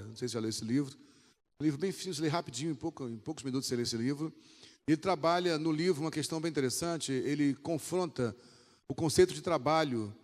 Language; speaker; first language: Portuguese; native; Portuguese